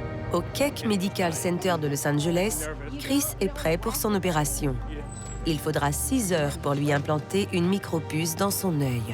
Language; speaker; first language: French; native; French